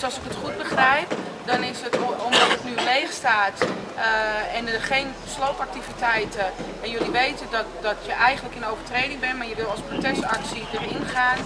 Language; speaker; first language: Dutch; native; Dutch